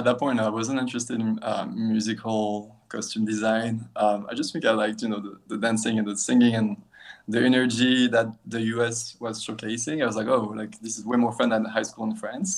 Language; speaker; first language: English; non-native, fluent; French